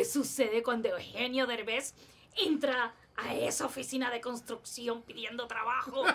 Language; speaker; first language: Spanish; native; Spanish